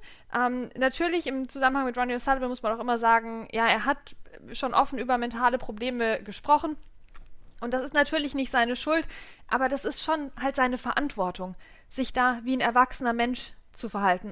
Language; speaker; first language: German; native; German